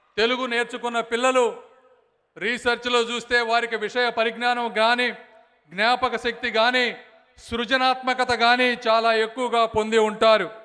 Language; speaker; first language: Telugu; native; Telugu